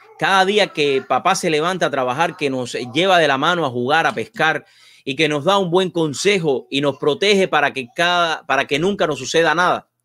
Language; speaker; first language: Spanish; native; Spanish